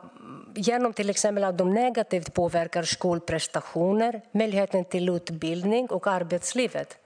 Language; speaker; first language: Swedish; non-native, fluent; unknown